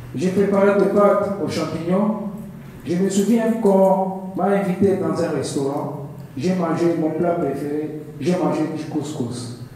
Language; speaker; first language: French; non-native, learner; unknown